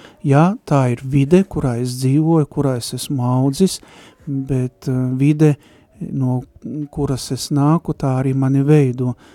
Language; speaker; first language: Latvian; native; Latvian